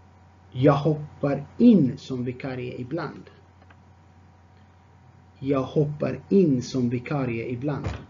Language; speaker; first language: Swedish; non-native, fluent; Tigrinya